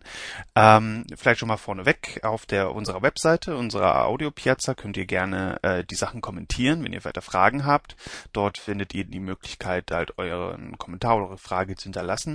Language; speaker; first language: German; native; German